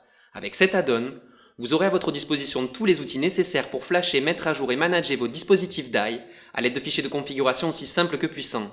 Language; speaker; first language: French; native; French